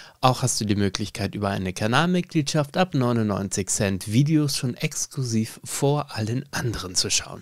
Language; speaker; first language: German; native; German